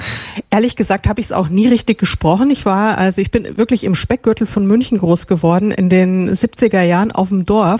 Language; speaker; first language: German; native; German